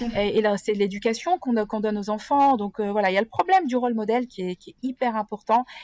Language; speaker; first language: French; native; French